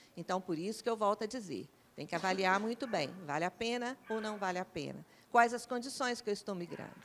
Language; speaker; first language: Portuguese; native; Portuguese